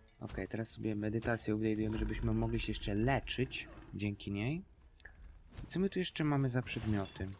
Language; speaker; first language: Polish; native; Polish